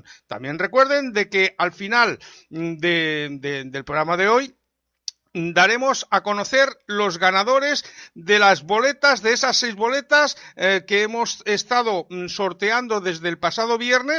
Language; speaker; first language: Spanish; native; Spanish